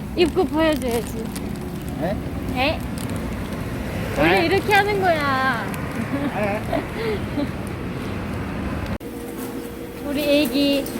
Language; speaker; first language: Korean; non-native, learner; Turkish